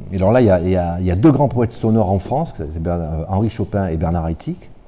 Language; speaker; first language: French; native; French